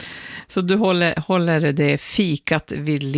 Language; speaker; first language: Swedish; native; Swedish